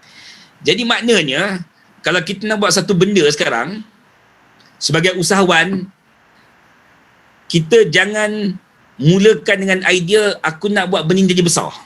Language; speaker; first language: Malay; native; Malay